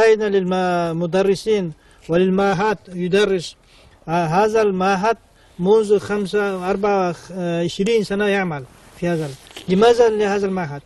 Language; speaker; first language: Arabic; non-native, fluent; Kyrgyz